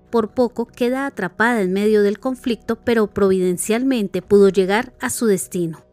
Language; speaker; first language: Spanish; native; Spanish